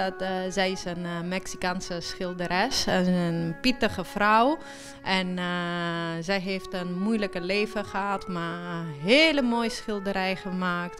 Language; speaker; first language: Dutch; early bilingual, heritage; Italian